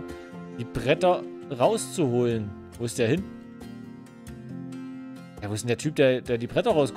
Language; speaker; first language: German; native; German